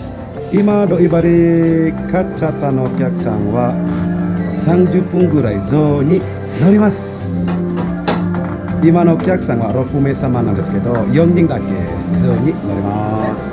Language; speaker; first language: Japanese; non-native, fluent; Indonesian